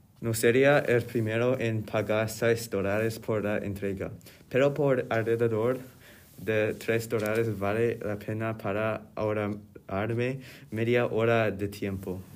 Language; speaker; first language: Spanish; non-native, learner; English